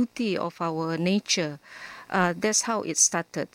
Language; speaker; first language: English; non-native, local second language; Malay